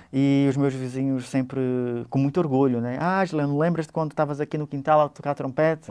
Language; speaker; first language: Portuguese; native; Portuguese